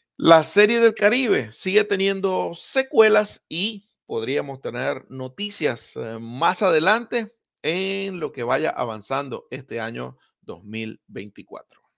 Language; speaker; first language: Spanish; native; Spanish